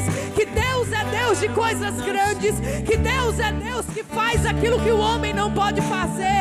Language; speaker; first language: Portuguese; native; Portuguese